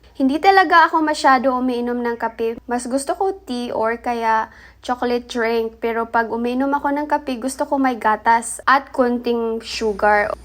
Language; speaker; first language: Filipino; non-native, local second language; Cebuano